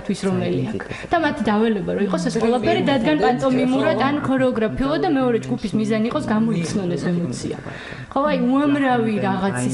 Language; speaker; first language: Georgian; native; Georgian